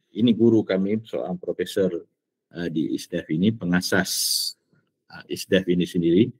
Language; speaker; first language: Malay; native; Malay